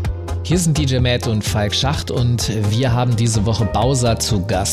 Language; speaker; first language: German; native; German